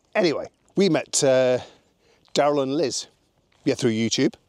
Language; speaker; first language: English; native; English